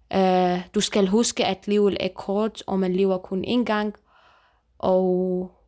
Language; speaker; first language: Danish; non-native, fluent; Arabic